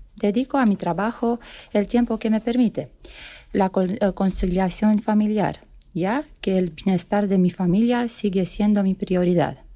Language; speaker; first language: Spanish; non-native, fluent; Romanian